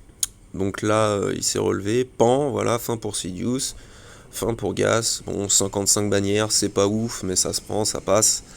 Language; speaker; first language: French; native; French